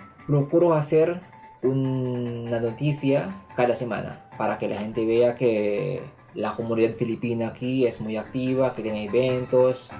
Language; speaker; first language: Spanish; non-native, fluent; Filipino